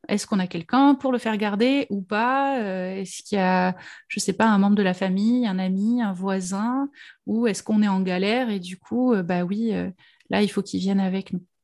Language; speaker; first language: French; native; French